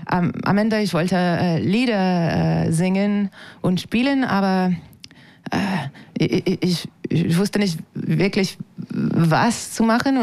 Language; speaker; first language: German; non-native, fluent; French